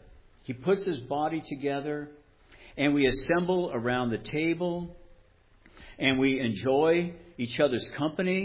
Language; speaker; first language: English; native; English